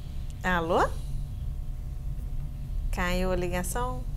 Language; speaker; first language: Portuguese; native; Portuguese